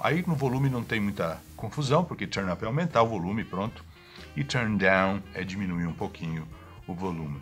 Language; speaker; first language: Portuguese; native; Portuguese